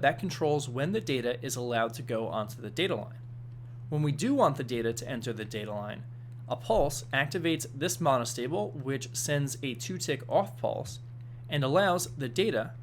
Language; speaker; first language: English; native; English